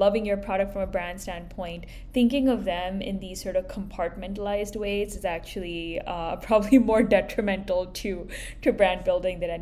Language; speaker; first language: English; non-native, local second language; Hindi